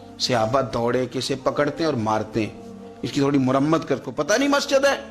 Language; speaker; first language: Urdu; non-native, local second language; Punjabi